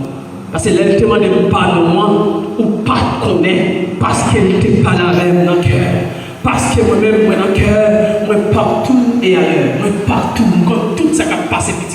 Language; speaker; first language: French; non-native, local second language; Haitian Creole